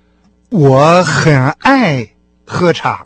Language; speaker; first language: Chinese; non-native, fluent; Russian